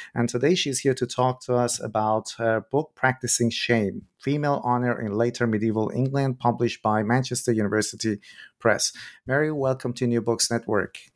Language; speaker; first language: English; non-native, fluent; Persian